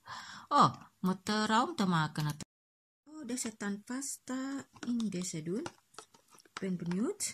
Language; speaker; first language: Dutch; non-native, local second language; Indonesian